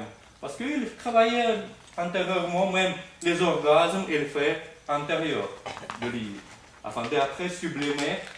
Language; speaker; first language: French; non-native, fluent; Russian